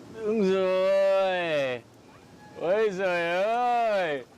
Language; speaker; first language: Vietnamese; non-native, learner; English